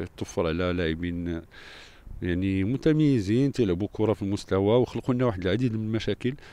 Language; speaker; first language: Arabic; native; Arabic